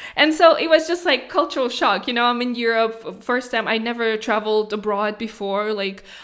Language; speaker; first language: English; non-native, fluent; Kazakh